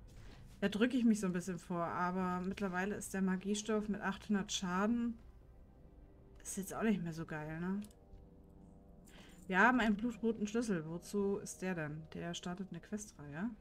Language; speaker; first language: German; native; German